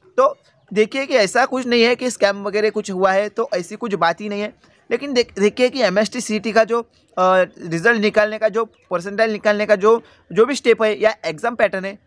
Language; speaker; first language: Hindi; non-native, local second language; Marathi